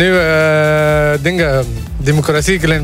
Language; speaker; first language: Dutch; non-native, learner; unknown